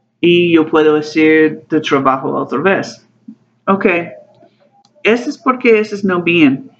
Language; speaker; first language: Spanish; non-native, learner; English